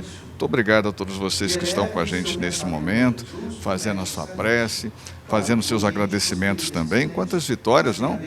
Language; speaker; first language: Portuguese; native; Portuguese